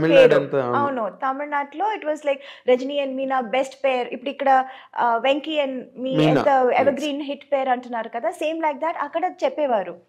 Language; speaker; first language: Telugu; non-native, local second language; Tamil